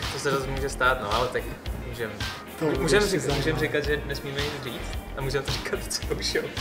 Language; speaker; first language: Czech; native; Czech